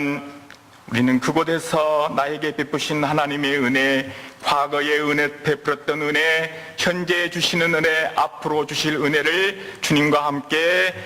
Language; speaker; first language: Korean; native; Korean